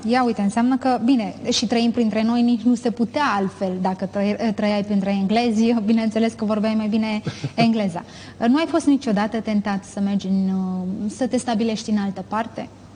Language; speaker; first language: Romanian; native; Romanian